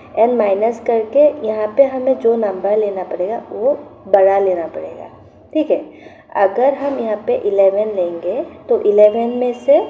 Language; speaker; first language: Hindi; non-native, local second language; Assamese